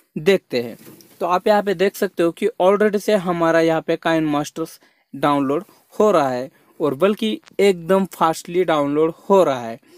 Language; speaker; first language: Hindi; non-native, local second language; Marathi